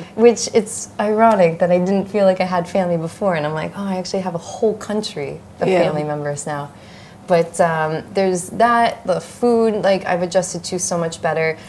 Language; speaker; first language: English; native; English